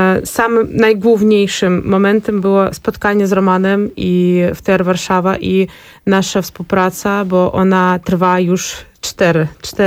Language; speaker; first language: Polish; non-native, learner; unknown